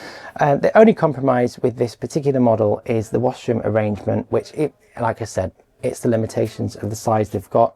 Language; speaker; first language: English; native; English